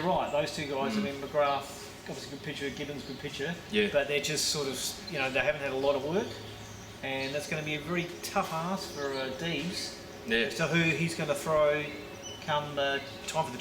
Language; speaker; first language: English; native; English